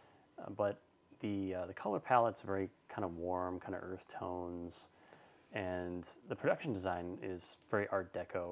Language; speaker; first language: English; native; English